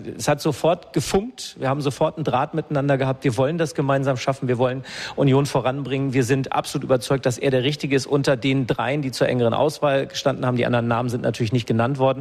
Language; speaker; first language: German; native; German